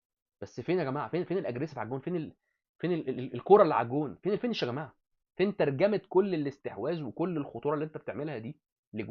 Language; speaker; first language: Arabic; native; Arabic